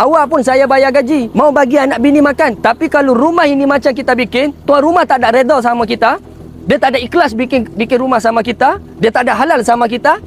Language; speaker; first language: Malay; non-native, local second language; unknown